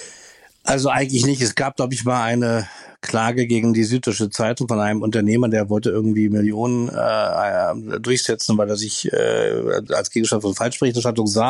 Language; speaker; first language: German; native; German